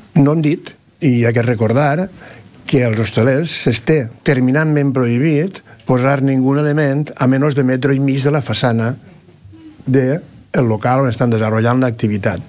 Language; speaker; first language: Catalan; native; Catalan